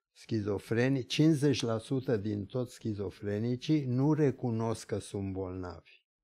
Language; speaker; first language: Romanian; early bilingual, other home language; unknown